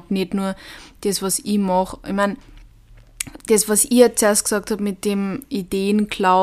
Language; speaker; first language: German; native; German